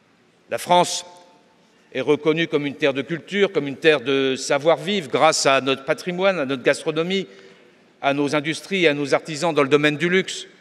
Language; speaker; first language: French; native; French